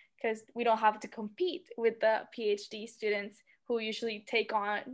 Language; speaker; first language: English; non-native, fluent; Spanish